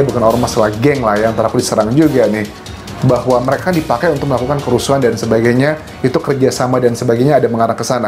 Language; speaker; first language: Indonesian; native; Indonesian